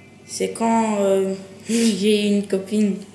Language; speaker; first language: French; early bilingual, other home language; Chechen